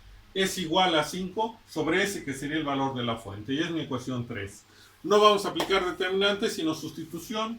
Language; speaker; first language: Spanish; native; Spanish